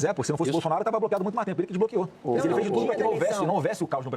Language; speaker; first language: Portuguese; native; Portuguese